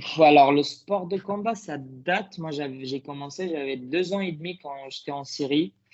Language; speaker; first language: French; non-native, fluent; Arabic